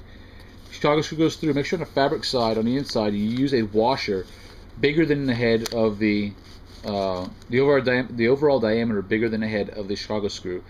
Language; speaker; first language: English; native; English